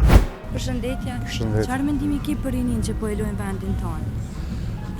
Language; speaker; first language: Albanian; native; Albanian